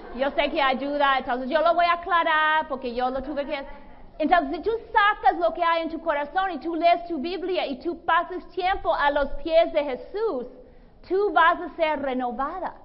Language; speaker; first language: Spanish; non-native, fluent; English